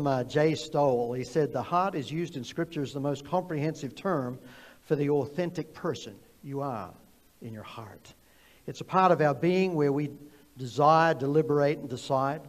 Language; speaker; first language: English; native; English